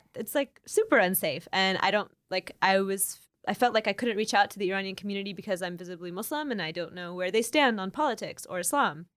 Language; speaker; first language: English; native; English